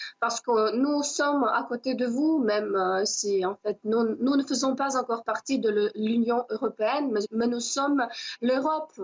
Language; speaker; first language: French; non-native, fluent; Ukrainian